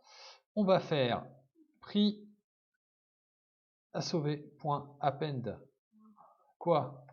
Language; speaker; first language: French; native; French